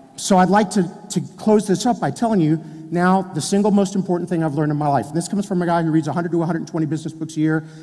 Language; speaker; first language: English; native; English